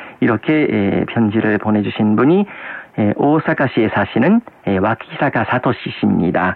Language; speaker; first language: Korean; non-native, fluent; Japanese